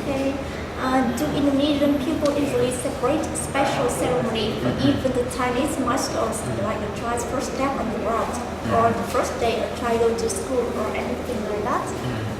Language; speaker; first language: English; non-native, learner; Vietnamese